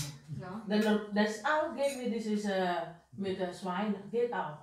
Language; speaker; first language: German; non-native, learner; Indonesian